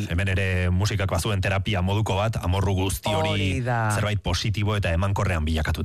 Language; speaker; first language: Basque; native; Basque